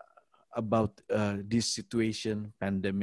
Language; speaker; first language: English; non-native, learner; Indonesian